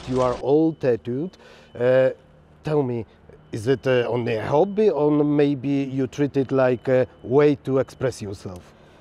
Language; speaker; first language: English; non-native, fluent; Polish